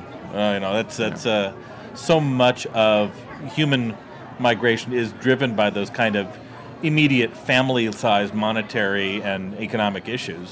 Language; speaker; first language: English; native; English